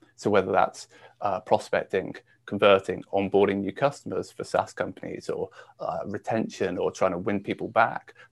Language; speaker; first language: English; native; English